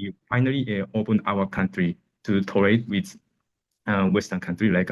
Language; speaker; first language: English; non-native, learner; Japanese